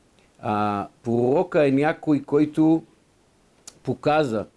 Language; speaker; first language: Bulgarian; non-native, fluent; Hebrew